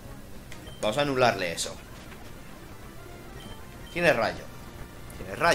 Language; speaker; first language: Spanish; native; Spanish